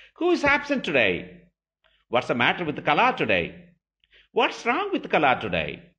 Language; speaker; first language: English; non-native, local second language; Tamil